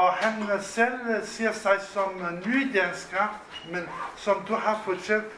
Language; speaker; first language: Danish; non-native, fluent; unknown